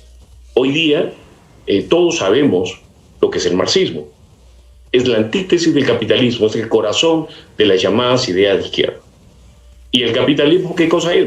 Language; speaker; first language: Spanish; native; Spanish